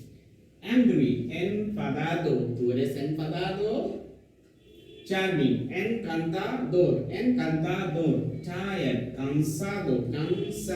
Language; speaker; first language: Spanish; non-native, fluent; Hindi